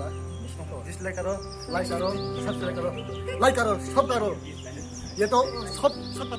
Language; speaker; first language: Hindi; non-native, local second language; Kok Borok